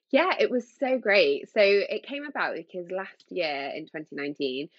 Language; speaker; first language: English; native; English